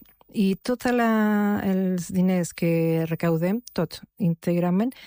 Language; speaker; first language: Catalan; non-native, local second language; Spanish